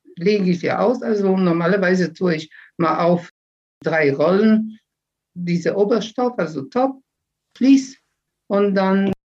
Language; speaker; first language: German; non-native, fluent; Polish